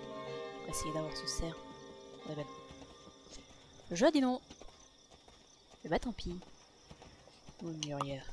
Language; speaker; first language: French; native; French